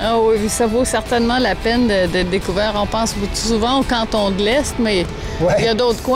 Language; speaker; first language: French; native; French